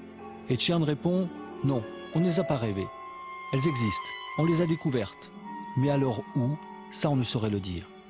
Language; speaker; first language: French; native; French